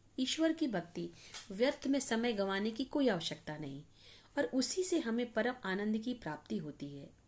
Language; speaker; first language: Hindi; native; Hindi